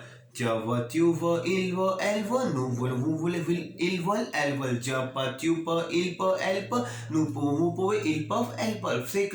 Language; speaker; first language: French; non-native, learner; Hindi